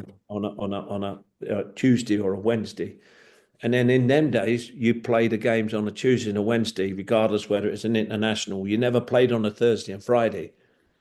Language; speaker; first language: English; native; English